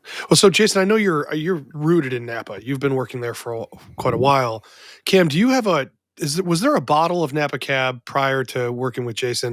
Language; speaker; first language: English; native; English